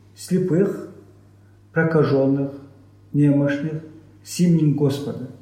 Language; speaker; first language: Russian; non-native, local second language; Chechen